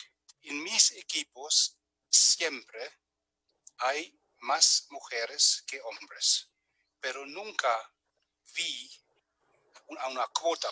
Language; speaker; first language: Spanish; non-native, fluent; German